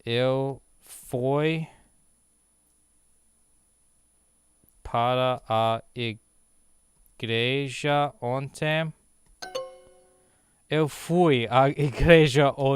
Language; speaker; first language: Portuguese; non-native, learner; English